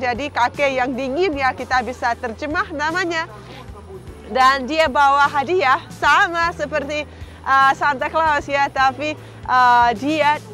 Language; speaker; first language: Indonesian; non-native, fluent; Russian